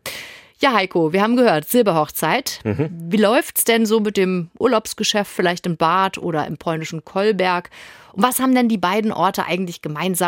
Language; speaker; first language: German; native; German